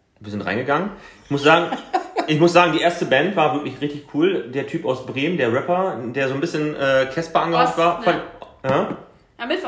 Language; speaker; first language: German; native; German